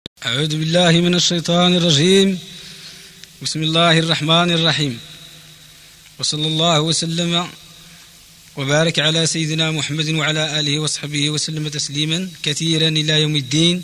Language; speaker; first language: Arabic; non-native, local second language; Tachelhit